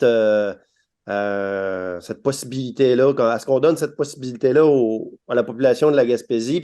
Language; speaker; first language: French; native; French